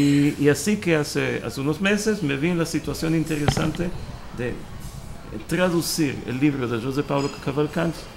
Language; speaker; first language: Spanish; early bilingual, heritage; Hebrew